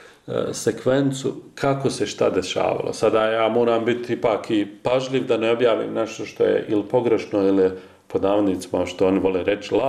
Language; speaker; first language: Croatian; native; Croatian